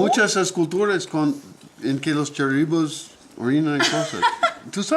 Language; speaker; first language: Spanish; non-native, learner; English